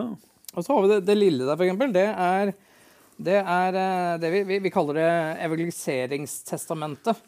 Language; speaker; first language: Norwegian; native; Norwegian